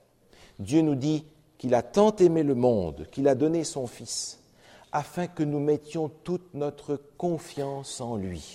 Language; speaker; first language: French; native; French